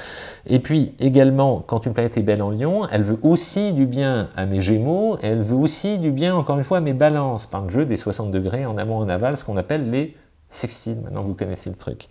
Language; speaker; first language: French; native; French